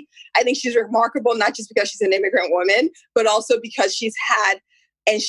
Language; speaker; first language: English; non-native, local second language; Igbo